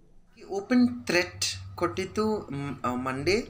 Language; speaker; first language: Kannada; non-native, learner; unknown